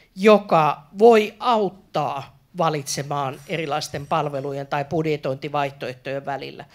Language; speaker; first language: Finnish; native; Finnish